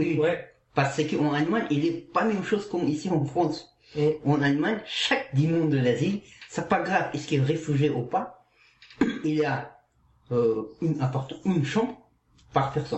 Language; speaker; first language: French; non-native, learner; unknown